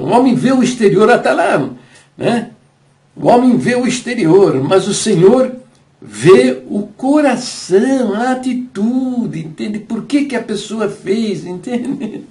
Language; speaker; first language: Portuguese; native; Portuguese